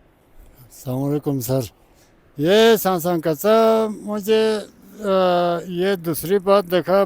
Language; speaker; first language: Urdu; non-native, local second language; Balti